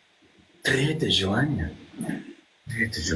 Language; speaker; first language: Russian; non-native, learner; Uzbek